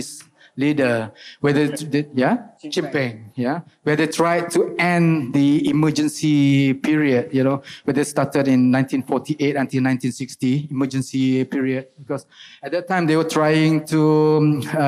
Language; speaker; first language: English; non-native, local second language; Malay